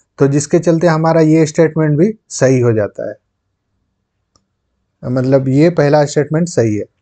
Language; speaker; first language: Hindi; non-native, local second language; Santali